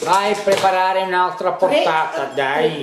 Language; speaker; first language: Italian; native; Italian